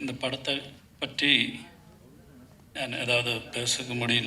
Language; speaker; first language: Tamil; non-native, learner; Malayalam